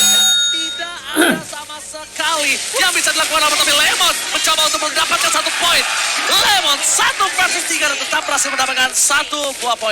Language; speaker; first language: Indonesian; native; Indonesian